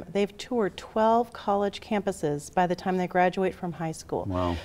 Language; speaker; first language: English; native; English